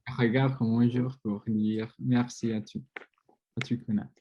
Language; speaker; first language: French; non-native, learner; Spanish